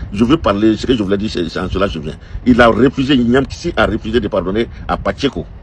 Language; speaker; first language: French; non-native, local second language; Dyula